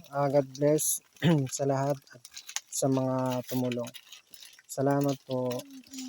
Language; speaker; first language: Filipino; non-native, local second language; Chavacano